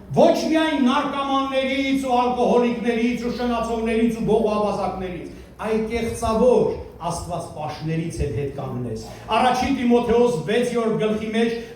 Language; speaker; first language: Armenian; early bilingual, heritage; Armenian